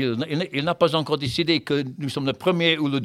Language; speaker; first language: French; non-native, fluent; English